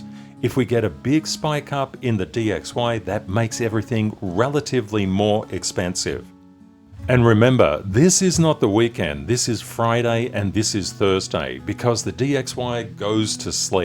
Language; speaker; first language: English; native; English